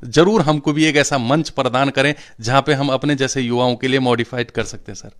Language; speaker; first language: Hindi; non-native, local second language; Garhwali